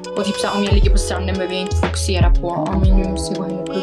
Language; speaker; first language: Swedish; early bilingual, heritage; Swedish